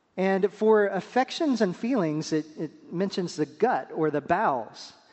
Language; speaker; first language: English; native; English